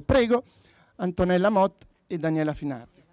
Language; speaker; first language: Italian; native; Italian